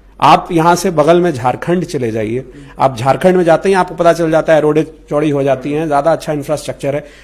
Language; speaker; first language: Hindi; native; Hindi